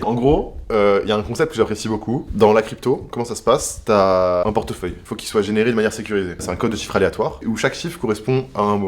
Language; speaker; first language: French; native; French